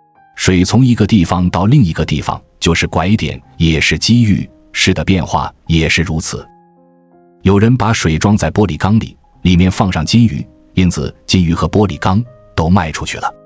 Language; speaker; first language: Chinese; native; Chinese